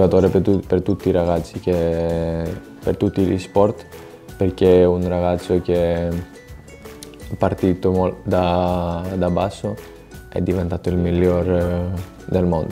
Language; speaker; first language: Italian; non-native, fluent; Greek